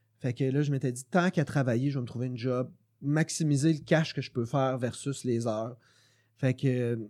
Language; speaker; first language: French; native; French